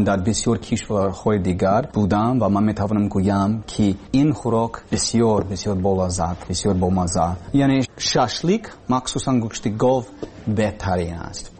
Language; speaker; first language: Persian; non-native, learner; English